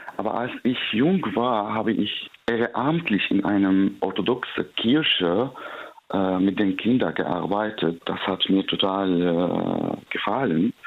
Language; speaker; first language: German; non-native, fluent; Arabic